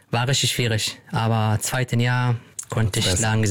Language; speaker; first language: German; non-native, learner; Arabic